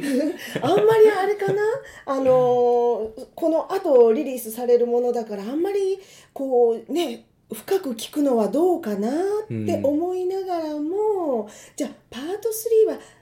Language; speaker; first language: Japanese; native; Japanese